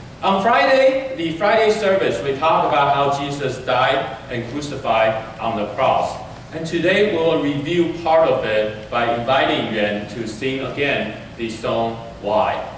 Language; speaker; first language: English; early bilingual, other home language; Chinese